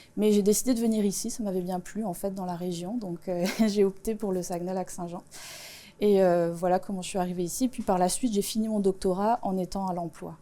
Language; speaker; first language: French; non-native, local second language; Swiss German